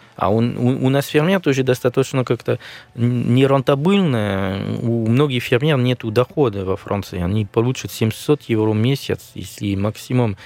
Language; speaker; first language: Russian; non-native, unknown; French